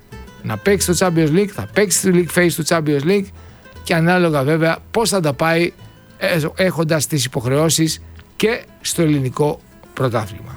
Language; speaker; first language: Greek; native; Greek